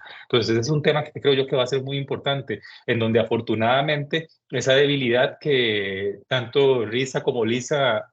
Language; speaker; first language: Spanish; native; Spanish